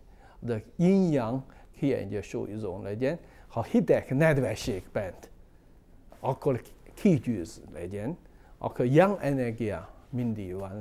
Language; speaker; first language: Hungarian; non-native, learner; Chinese